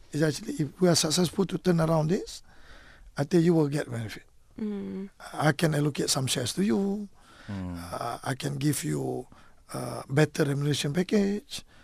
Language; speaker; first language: English; non-native, local second language; Malay